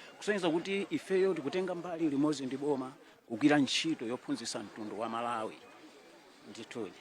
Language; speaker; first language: Nyanja; native; Nyanja